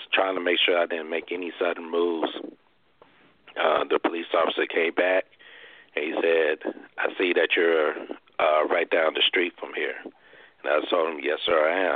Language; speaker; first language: English; native; English